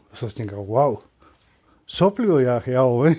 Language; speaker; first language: Danish; non-native, learner; Spanish